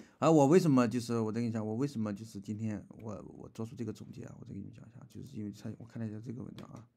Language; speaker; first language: Chinese; native; Chinese